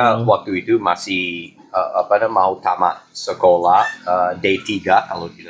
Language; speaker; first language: Indonesian; non-native, fluent; English